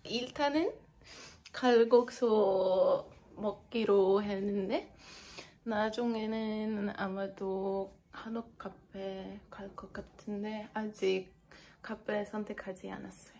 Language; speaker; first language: Korean; non-native, learner; Polish